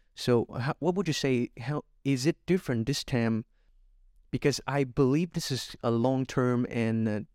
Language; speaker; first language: English; non-native, fluent; Vietnamese